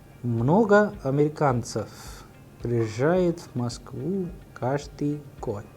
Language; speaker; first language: Russian; non-native, fluent; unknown